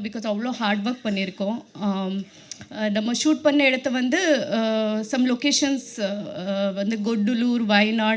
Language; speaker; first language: Tamil; non-native, learner; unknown